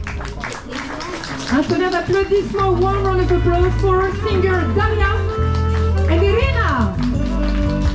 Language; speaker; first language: English; non-native, fluent; French